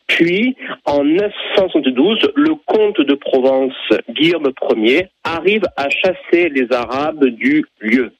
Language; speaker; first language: French; native; French